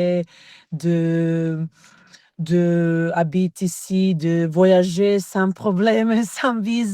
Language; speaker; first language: French; non-native, learner; Serbian